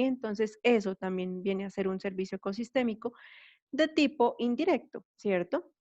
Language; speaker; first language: Spanish; native; Spanish